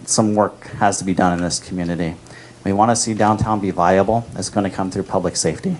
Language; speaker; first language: English; native; English